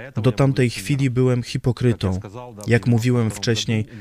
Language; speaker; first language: Polish; non-native, fluent; Russian